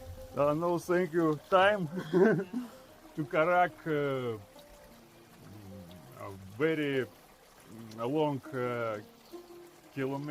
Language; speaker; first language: English; non-native, learner; Russian